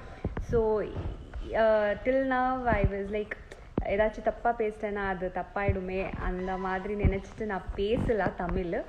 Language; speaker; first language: Tamil; non-native, fluent; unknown